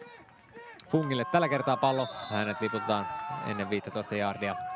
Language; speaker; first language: Finnish; native; Finnish